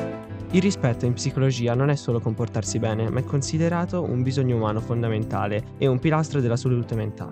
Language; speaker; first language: Italian; native; Italian